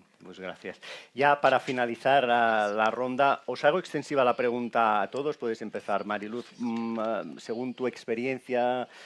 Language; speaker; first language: Spanish; native; Spanish